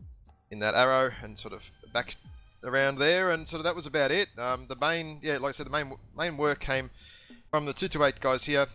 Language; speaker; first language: English; native; English